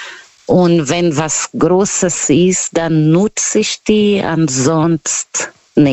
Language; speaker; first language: German; non-native, learner; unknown